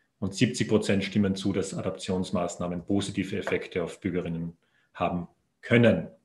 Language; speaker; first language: German; native; German